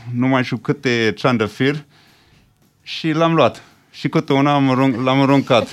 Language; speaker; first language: Romanian; non-native, fluent; English